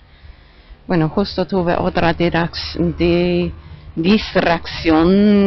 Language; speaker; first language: Spanish; non-native, fluent; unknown